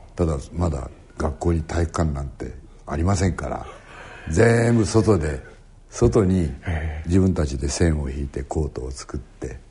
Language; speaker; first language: Japanese; native; Japanese